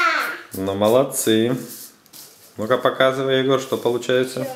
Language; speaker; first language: Russian; native; Russian